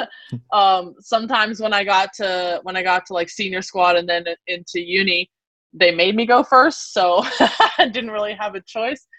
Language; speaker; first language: English; native; English